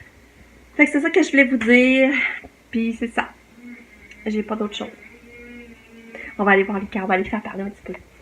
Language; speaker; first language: French; native; French